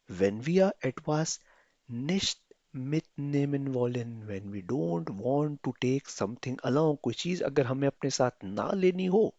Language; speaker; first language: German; non-native, fluent; Urdu